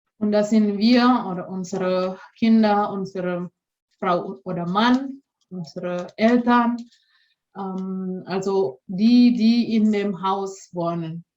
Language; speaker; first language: German; non-native, fluent; Indonesian